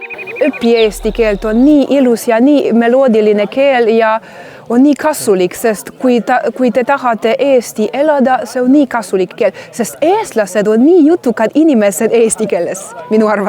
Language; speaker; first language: Estonian; non-native, learner; Croatian